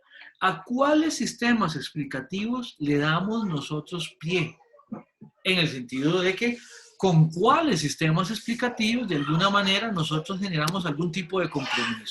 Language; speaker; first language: Spanish; native; Spanish